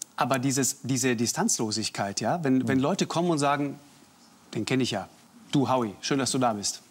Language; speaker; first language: German; native; German